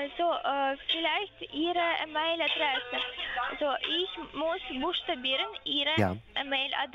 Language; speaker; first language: German; non-native, learner; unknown